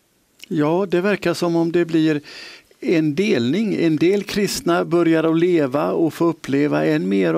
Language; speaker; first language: Swedish; native; Swedish